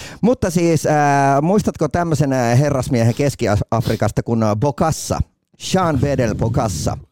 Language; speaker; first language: Finnish; native; Finnish